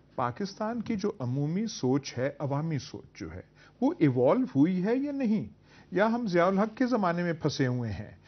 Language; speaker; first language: Urdu; non-native, local second language; Punjabi